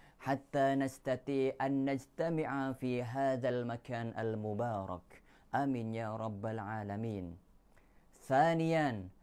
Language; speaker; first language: Arabic; non-native, learner; Indonesian